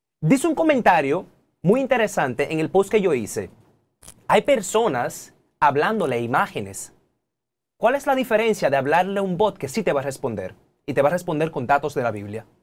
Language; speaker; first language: Spanish; native; Spanish